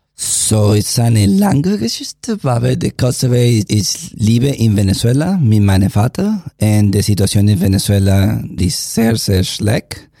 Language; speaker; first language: German; non-native, learner; Spanish